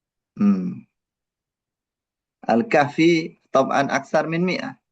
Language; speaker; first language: Arabic; non-native, fluent; Indonesian